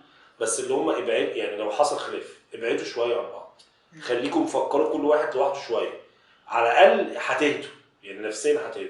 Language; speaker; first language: Arabic; native; Arabic